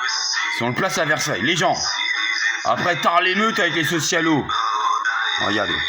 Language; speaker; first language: French; native; French